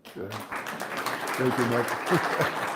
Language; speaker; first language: English; native; English